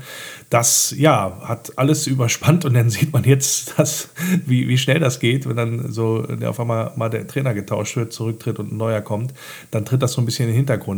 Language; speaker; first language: German; native; German